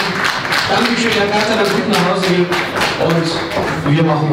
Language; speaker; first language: German; native; German